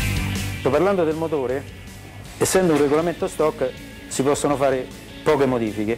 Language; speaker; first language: Italian; native; Italian